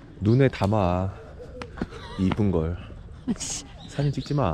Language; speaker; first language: Korean; native; Korean